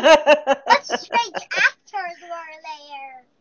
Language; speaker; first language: English; non-native, learner; Chinese